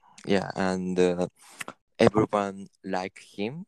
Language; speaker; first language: English; non-native, learner; Japanese